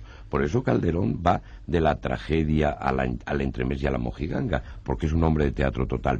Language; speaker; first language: Spanish; native; Spanish